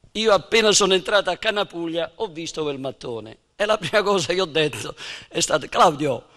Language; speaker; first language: Italian; native; Italian